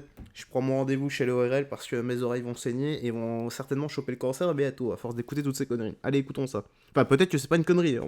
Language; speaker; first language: French; native; French